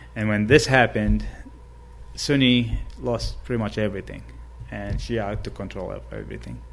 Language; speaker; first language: English; non-native, fluent; Arabic